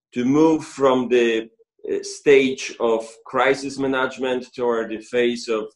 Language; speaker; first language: English; non-native, fluent; Polish